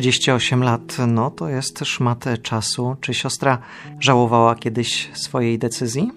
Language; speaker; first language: Polish; native; Polish